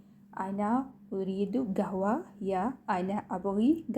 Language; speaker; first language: Arabic; non-native, fluent; Urdu